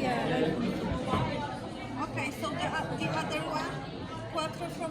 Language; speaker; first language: English; non-native, fluent; Polish